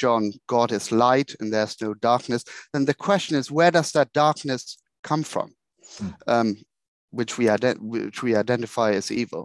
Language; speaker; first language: English; non-native, fluent; German